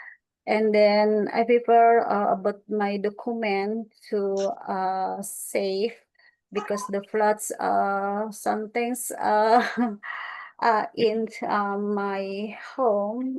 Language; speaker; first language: English; non-native, learner; Indonesian